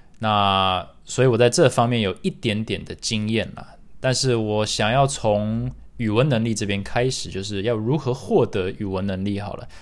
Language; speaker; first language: Chinese; early bilingual, other home language; English